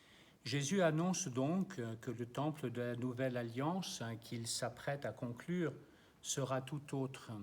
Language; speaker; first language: French; native; French